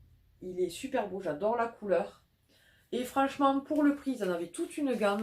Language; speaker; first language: French; native; French